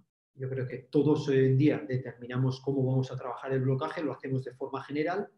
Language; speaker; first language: Spanish; native; Spanish